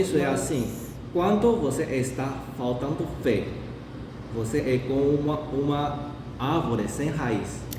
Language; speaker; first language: Portuguese; non-native, fluent; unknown